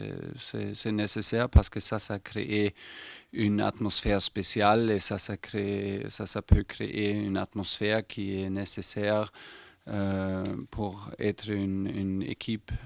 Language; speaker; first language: French; non-native, fluent; German